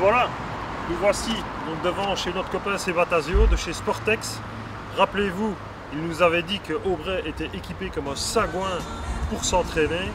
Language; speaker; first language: French; native; French